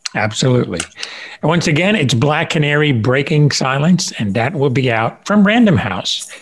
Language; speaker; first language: English; early bilingual, other home language; Spanish